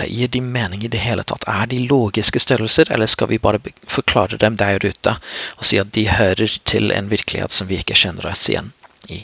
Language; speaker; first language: Norwegian; non-native, fluent; English